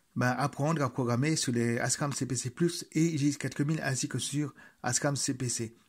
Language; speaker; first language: French; native; French